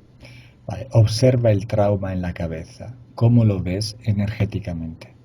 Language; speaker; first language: Spanish; non-native, fluent; Italian